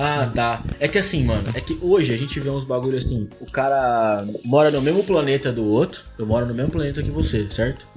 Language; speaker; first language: Portuguese; native; Portuguese